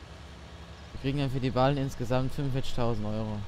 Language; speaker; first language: German; native; German